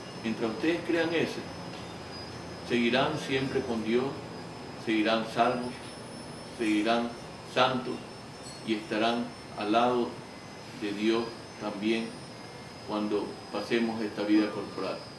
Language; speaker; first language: Spanish; native; Spanish